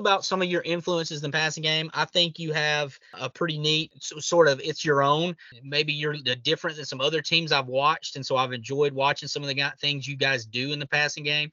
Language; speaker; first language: English; native; English